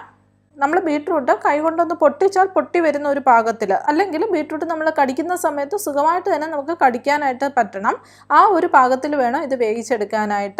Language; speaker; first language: Malayalam; native; Malayalam